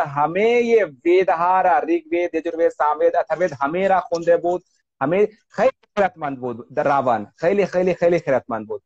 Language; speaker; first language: Persian; non-native, fluent; Hindi